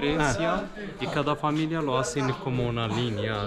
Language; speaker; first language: Spanish; non-native, fluent; Arabic